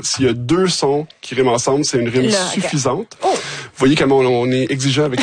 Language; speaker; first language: French; native; French